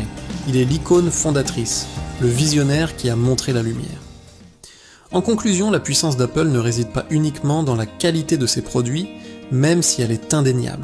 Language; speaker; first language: French; native; French